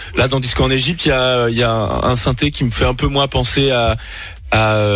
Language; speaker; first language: French; native; French